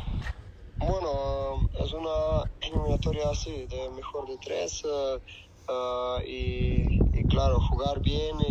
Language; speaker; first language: Spanish; non-native, fluent; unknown